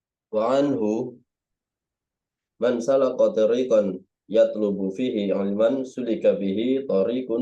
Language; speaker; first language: Arabic; non-native, learner; Indonesian